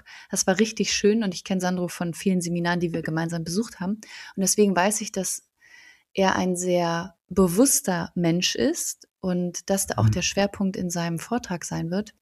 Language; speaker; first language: German; native; German